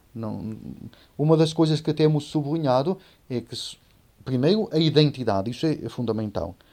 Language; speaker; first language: Portuguese; native; Portuguese